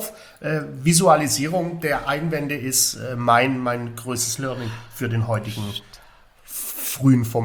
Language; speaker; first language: German; native; German